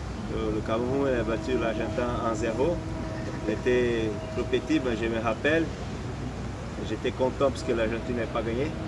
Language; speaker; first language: French; non-native, fluent; Portuguese